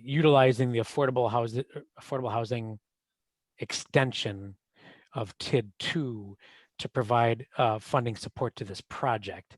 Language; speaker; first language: English; native; English